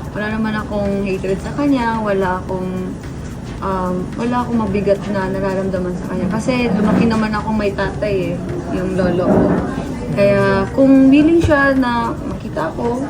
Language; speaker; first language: Filipino; non-native, local second language; Cebuano